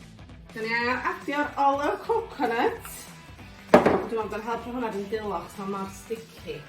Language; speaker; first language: Welsh; native; Welsh